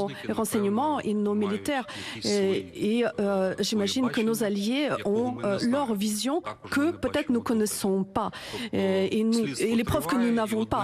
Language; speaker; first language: French; non-native, fluent; Ukrainian